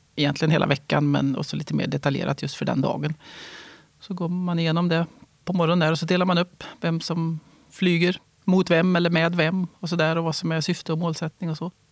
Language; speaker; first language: Swedish; native; Swedish